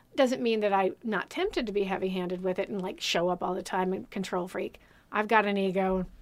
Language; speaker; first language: English; native; English